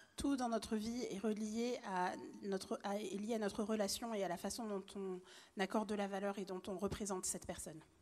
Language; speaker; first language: French; native; French